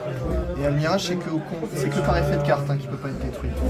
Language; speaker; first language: French; native; French